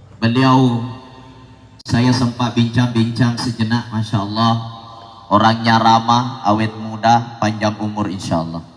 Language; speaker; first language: Indonesian; non-native, local second language; Buginese